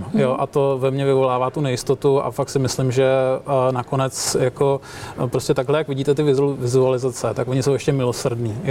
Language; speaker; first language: Czech; native; Czech